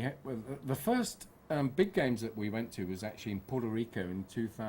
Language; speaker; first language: English; native; English